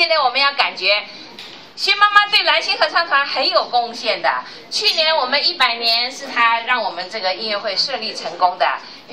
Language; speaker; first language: Chinese; native; Chinese